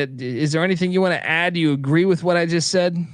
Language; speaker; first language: English; native; English